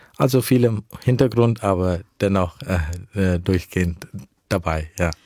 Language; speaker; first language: German; early bilingual, heritage; German